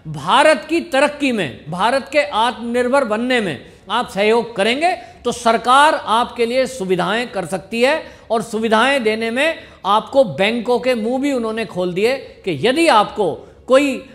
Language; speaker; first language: Hindi; native; Hindi